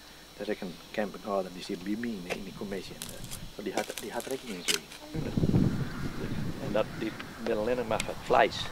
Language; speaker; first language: Dutch; non-native, local second language; Western Frisian